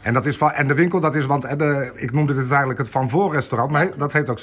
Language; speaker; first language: Dutch; native; Dutch